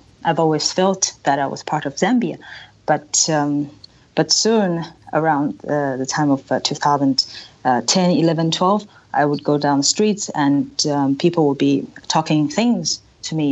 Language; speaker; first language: English; non-native, local second language; Chinese